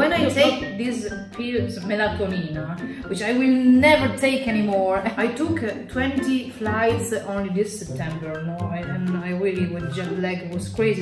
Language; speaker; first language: English; non-native, fluent; Italian